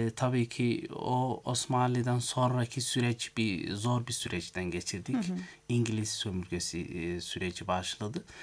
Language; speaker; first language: Turkish; non-native, fluent; Somali